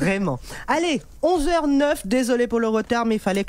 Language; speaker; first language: French; native; French